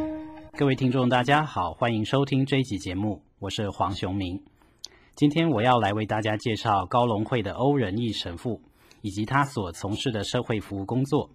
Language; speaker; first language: Chinese; native; Chinese